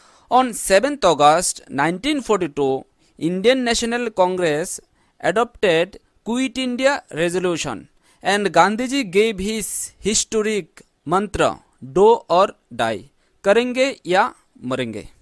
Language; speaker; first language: English; non-native, local second language; Bangla